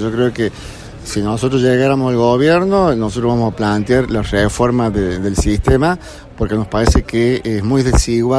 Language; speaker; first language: Spanish; native; Spanish